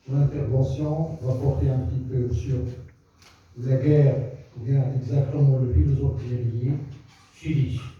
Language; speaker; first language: French; non-native, local second language; Arabic